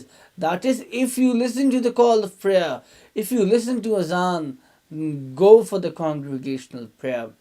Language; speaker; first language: English; non-native, local second language; Urdu